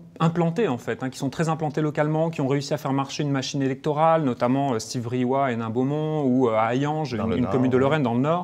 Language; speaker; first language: French; native; French